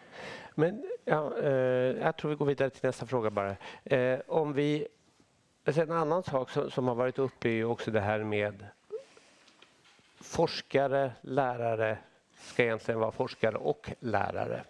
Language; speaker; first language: Swedish; native; Swedish